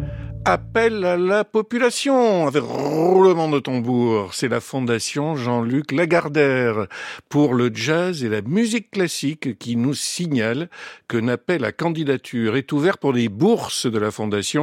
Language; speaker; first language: French; native; French